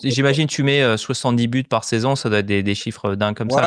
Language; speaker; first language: French; native; French